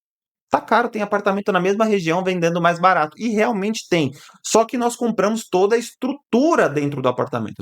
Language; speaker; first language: Portuguese; native; Portuguese